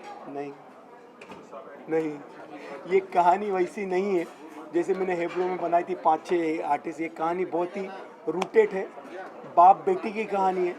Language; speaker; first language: Hindi; native; Hindi